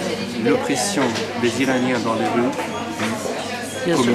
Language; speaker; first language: French; non-native, fluent; Persian